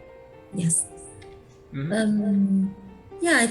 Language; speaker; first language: English; non-native, learner; Vietnamese